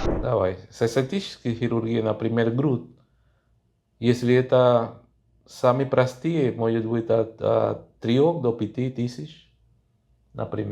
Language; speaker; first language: Russian; non-native, fluent; Spanish